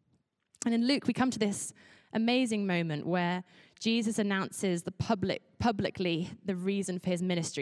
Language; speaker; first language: English; native; English